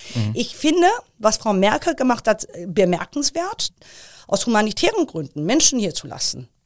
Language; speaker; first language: German; early bilingual, other home language; Persian